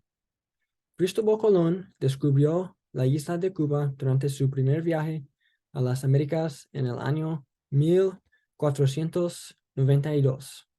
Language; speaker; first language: Spanish; non-native, learner; English